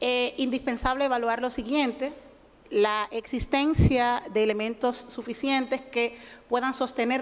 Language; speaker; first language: Spanish; native; Spanish